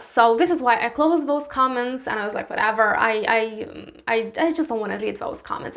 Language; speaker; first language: English; non-native, fluent; Romanian